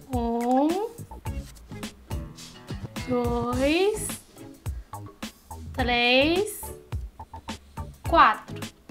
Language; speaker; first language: Portuguese; non-native, learner; Chinese